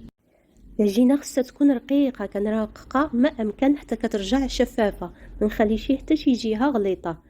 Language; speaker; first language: Arabic; native; Arabic